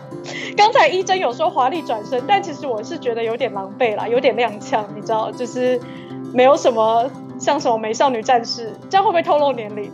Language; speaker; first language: Chinese; native; Chinese